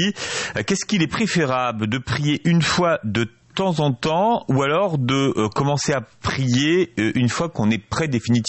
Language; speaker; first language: French; native; French